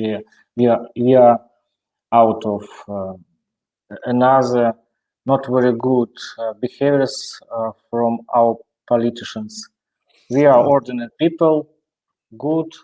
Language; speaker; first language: English; non-native, learner; Russian